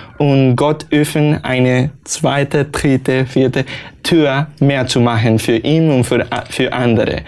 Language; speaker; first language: German; non-native, learner; Spanish